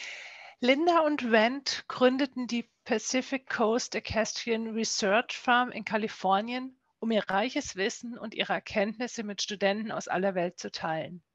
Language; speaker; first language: German; native; German